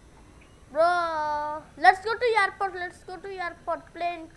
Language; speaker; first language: English; non-native, learner; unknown